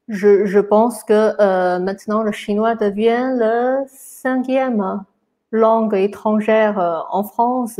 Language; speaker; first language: French; non-native, fluent; Chinese